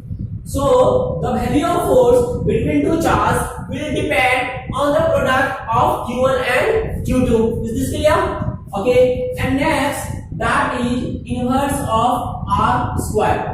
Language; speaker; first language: English; non-native, local second language; Hindi